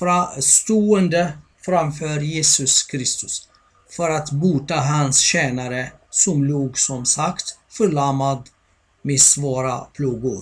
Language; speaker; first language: Swedish; non-native, fluent; Arabic